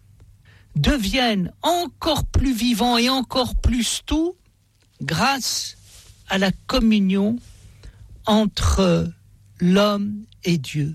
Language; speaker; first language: French; native; French